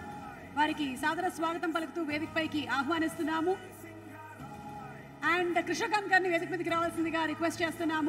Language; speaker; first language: Telugu; native; Telugu